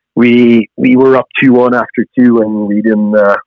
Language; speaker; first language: English; native; English